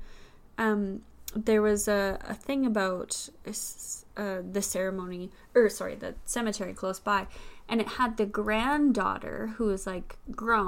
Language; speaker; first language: English; native; English